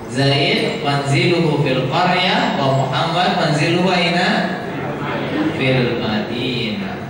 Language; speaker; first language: Arabic; non-native, fluent; Indonesian